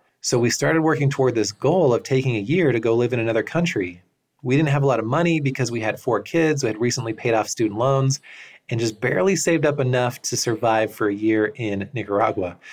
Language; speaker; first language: English; native; English